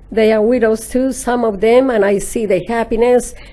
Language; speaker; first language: English; non-native, fluent; Spanish